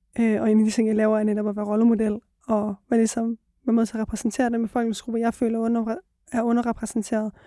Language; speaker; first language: Danish; early bilingual, other home language; Persian